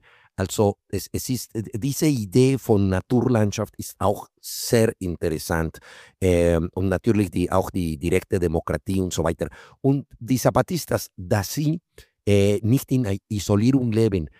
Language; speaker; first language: German; non-native, fluent; Spanish